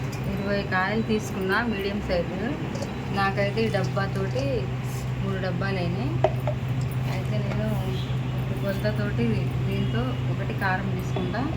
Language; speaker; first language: Telugu; native; Telugu